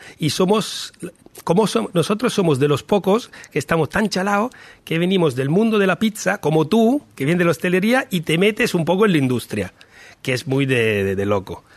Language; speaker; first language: Spanish; non-native, fluent; Italian